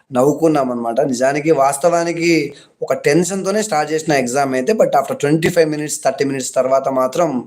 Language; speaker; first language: Telugu; native; Telugu